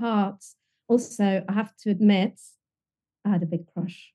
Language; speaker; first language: English; non-native, fluent; French